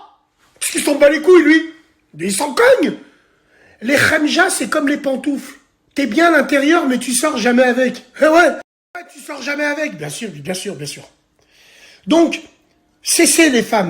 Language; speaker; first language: French; native; French